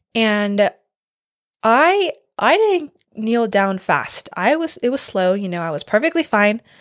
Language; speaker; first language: English; native; English